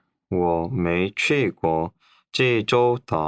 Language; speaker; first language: Chinese; non-native, learner; Korean